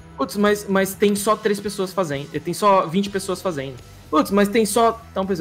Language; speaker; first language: Portuguese; native; Portuguese